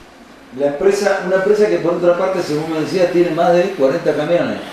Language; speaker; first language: Spanish; native; Spanish